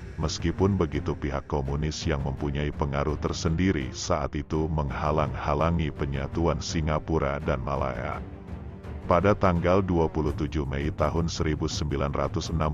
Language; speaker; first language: Indonesian; native; Indonesian